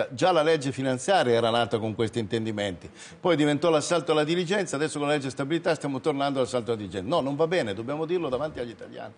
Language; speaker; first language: Italian; native; Italian